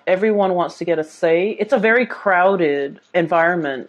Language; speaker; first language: English; native; English